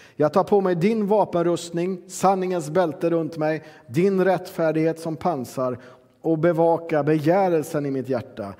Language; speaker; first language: Swedish; native; Swedish